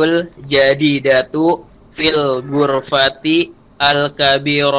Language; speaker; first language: Arabic; non-native, learner; Indonesian